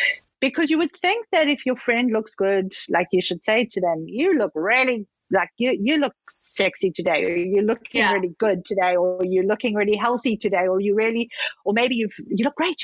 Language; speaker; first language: English; native; English